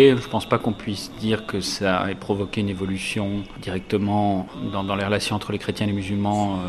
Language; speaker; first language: French; native; French